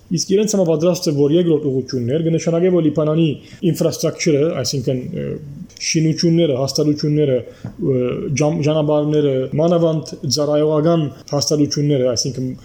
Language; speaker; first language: Armenian; early bilingual, heritage; Armenian